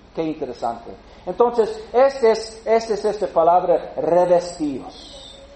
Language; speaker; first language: Spanish; non-native, fluent; English